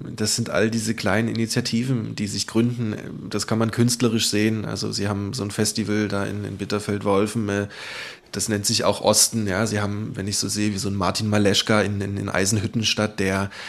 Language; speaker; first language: German; native; German